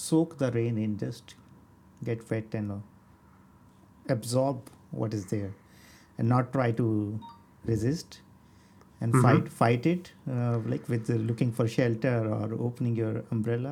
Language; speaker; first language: English; non-native, local second language; Hindi